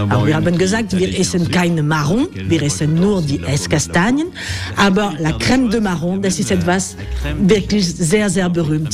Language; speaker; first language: German; non-native, fluent; French